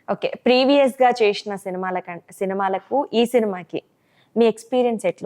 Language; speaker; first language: Telugu; native; Telugu